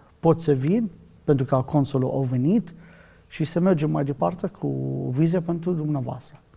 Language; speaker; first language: Romanian; non-native, learner; Arabic